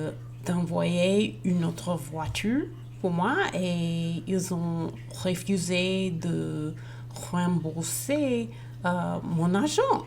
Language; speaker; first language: French; non-native, learner; English